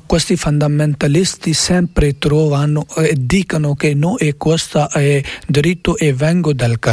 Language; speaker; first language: Italian; non-native, learner; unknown